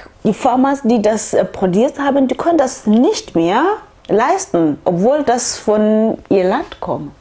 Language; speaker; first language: German; non-native, fluent; Tswana